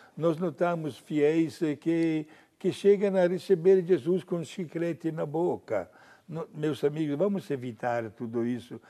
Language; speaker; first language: Portuguese; non-native, fluent; Italian